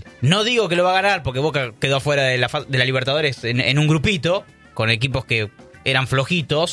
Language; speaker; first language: Spanish; native; Spanish